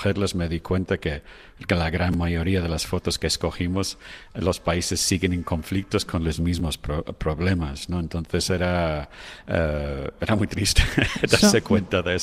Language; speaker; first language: Spanish; non-native, fluent; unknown